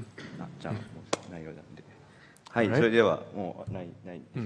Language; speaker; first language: Japanese; native; Japanese